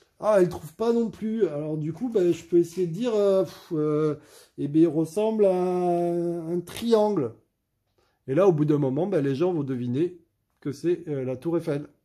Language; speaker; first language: French; native; French